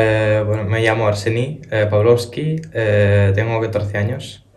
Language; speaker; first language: Spanish; early bilingual, other home language; Ukrainian